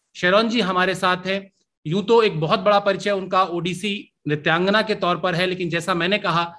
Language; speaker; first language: Hindi; native; Hindi